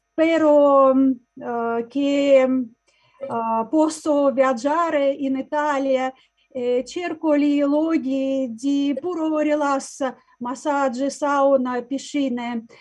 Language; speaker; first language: Italian; non-native, learner; Russian